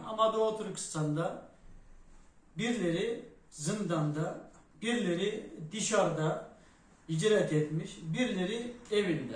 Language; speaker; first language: Turkish; non-native, fluent; Uyghur